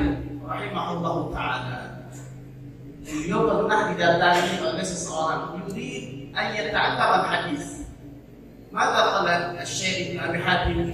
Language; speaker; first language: Arabic; non-native, fluent; Indonesian